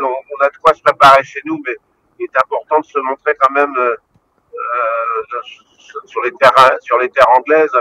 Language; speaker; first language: French; native; French